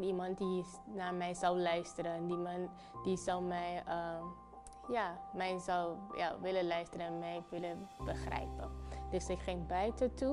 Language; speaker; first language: Dutch; early bilingual, other home language; Papiamento